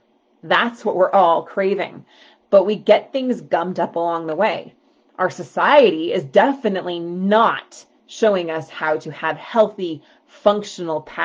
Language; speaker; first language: English; native; English